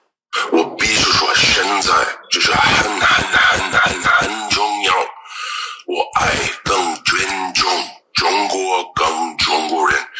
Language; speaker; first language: Chinese; non-native, learner; English